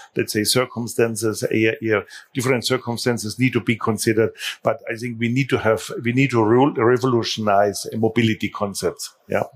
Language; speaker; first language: English; non-native, fluent; German